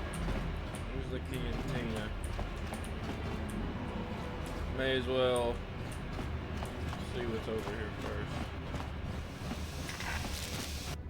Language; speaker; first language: English; native; English